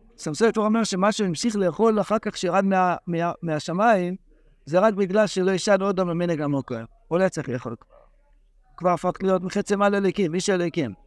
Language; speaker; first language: Hebrew; non-native, fluent; English